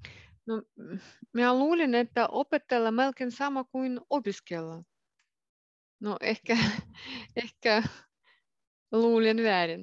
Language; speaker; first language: Finnish; non-native, learner; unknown